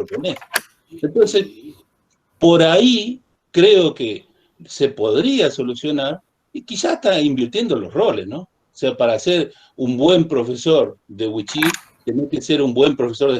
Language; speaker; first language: Spanish; native; Spanish